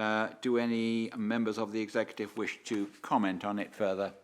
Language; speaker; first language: English; native; English